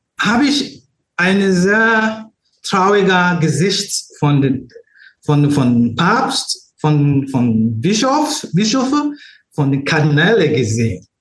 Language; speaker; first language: German; non-native, learner; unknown